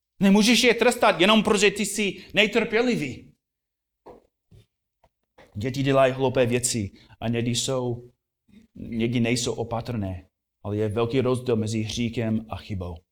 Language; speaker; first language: Czech; non-native, fluent; English